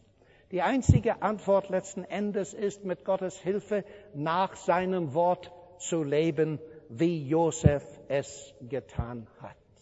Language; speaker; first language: German; non-native, fluent; English